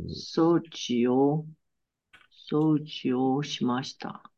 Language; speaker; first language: Japanese; non-native, learner; Chinese